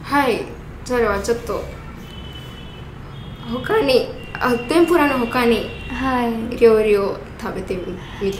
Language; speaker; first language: Japanese; non-native, learner; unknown